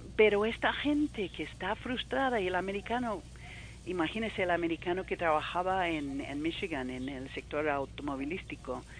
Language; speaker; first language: Spanish; non-native, fluent; English